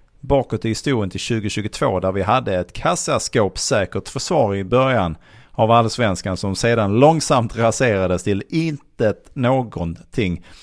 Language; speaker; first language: Swedish; native; Swedish